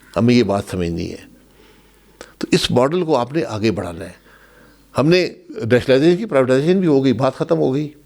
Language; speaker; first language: Urdu; non-native, local second language; Pahari-Potwari